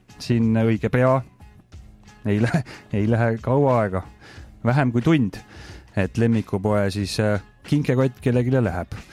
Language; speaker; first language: Estonian; native; Estonian